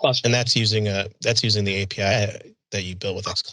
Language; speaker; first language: English; native; English